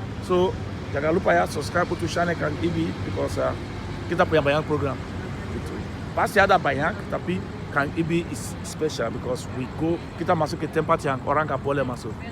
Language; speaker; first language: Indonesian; non-native, fluent; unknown